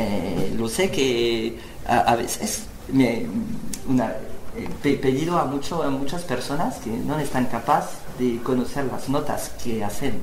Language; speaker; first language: Spanish; non-native, learner; French